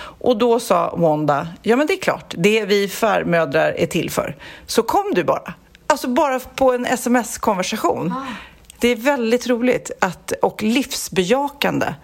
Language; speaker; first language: Swedish; native; Swedish